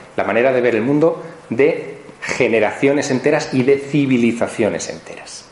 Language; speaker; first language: Spanish; native; Spanish